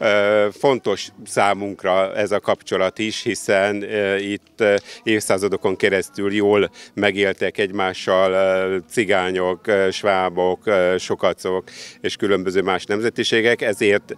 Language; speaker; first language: Hungarian; native; Hungarian